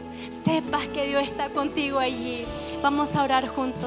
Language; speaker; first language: Spanish; native; Spanish